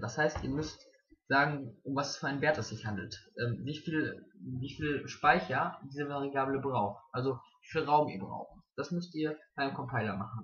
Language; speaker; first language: German; native; German